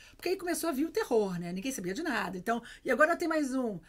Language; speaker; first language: Portuguese; native; Portuguese